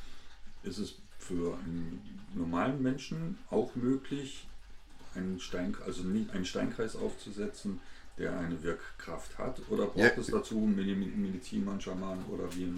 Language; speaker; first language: German; native; German